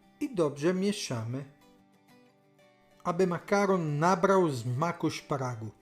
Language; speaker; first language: Polish; non-native, learner; Italian